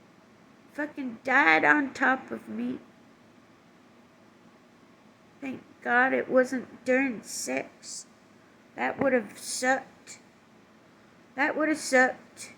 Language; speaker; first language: English; native; English